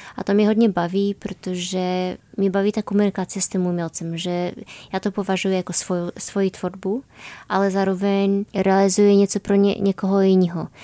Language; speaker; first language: Czech; non-native, fluent; Polish